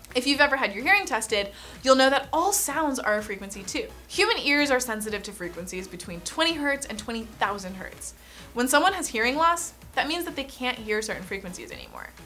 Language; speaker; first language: English; native; English